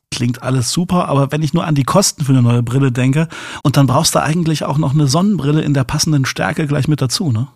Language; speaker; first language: German; native; German